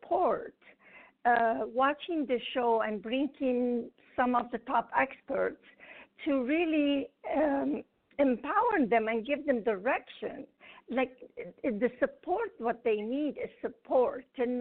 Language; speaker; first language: English; non-native, fluent; Arabic